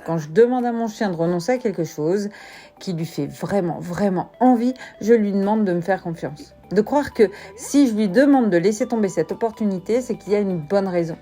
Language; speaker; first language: French; native; French